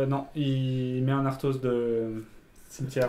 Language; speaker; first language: French; native; French